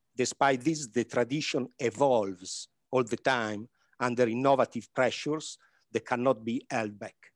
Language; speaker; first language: English; non-native, learner; Italian